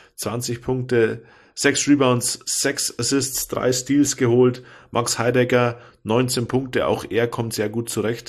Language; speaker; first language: German; native; German